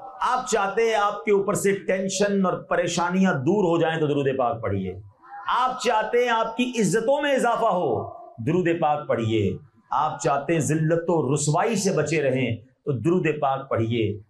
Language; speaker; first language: Urdu; native; Urdu